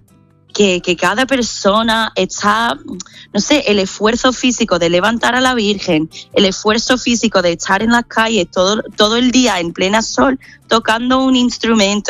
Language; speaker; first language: Spanish; non-native, fluent; English